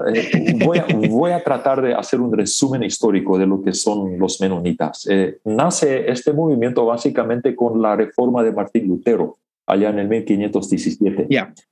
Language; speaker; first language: Spanish; non-native, local second language; Plautdietsch